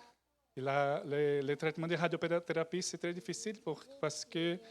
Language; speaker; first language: French; non-native, learner; Portuguese